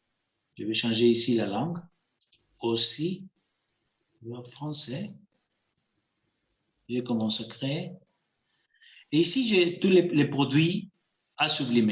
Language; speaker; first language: French; non-native, fluent; Spanish